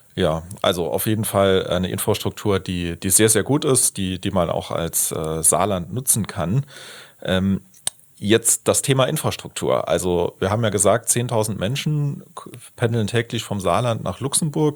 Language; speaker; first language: German; native; German